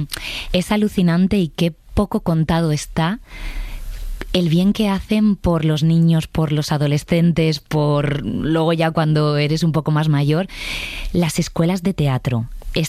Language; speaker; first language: Spanish; native; Spanish